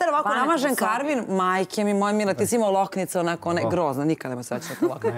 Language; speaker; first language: Serbian; native; Serbian